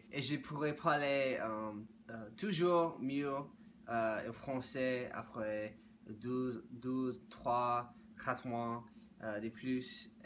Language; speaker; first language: French; non-native, learner; English